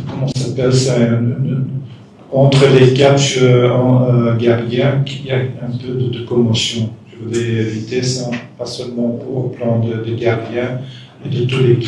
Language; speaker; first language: French; non-native, fluent; Dutch